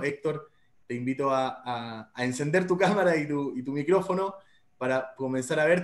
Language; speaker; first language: Spanish; native; Spanish